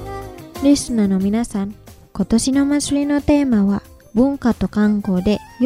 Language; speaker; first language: Japanese; non-native, fluent; Indonesian